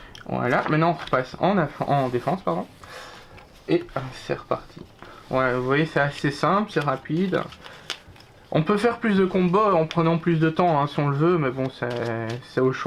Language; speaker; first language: French; native; French